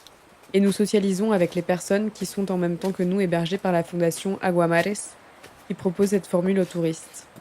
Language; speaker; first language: French; native; French